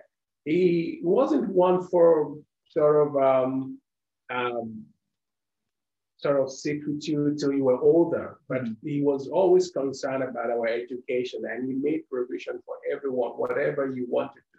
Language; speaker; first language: English; non-native, local second language; Yoruba